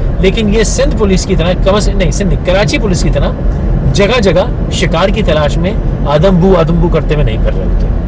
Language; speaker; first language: Urdu; native; Urdu